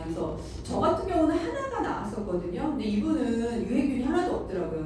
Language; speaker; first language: Korean; native; Korean